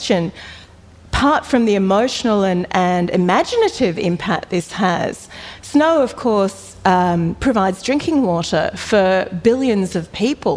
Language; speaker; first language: English; native; English